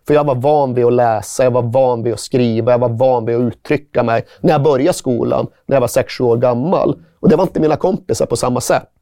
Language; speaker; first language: Swedish; native; Swedish